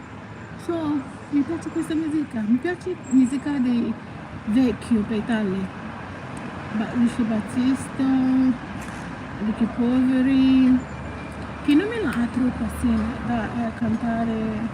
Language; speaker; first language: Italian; non-native, learner; Igbo